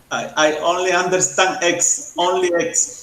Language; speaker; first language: English; non-native, learner; Spanish